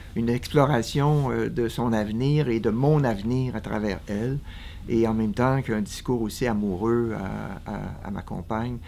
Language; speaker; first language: French; native; French